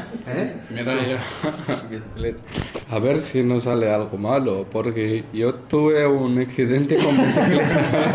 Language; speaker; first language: Spanish; non-native, fluent; Arabic